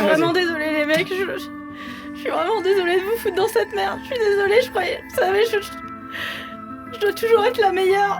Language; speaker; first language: French; native; French